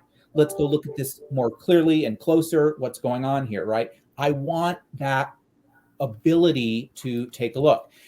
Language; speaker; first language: English; native; English